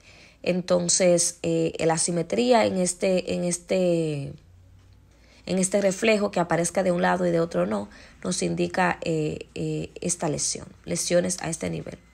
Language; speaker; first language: Spanish; native; Spanish